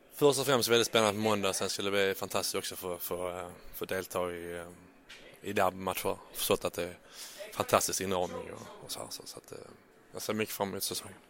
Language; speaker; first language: Swedish; native; Swedish